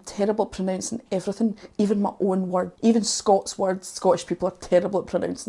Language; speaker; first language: English; native; English